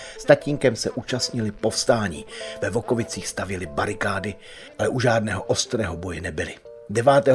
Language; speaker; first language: Czech; native; Czech